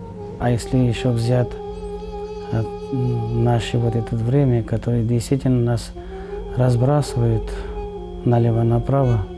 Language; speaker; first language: Russian; non-native, local second language; Georgian